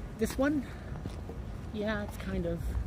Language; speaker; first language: English; native; English